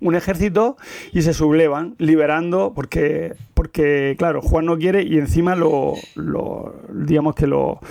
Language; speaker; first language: Spanish; native; Spanish